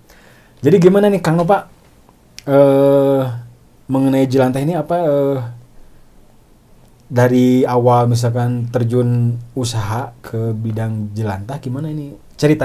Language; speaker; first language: Indonesian; non-native, local second language; Sundanese